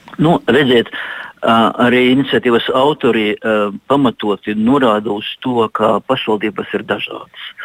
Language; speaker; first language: Latvian; non-native, local second language; Russian